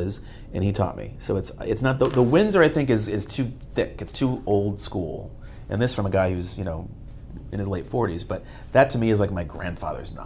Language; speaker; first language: English; native; English